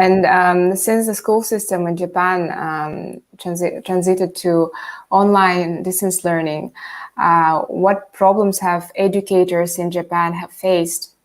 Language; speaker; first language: English; non-native, fluent; Russian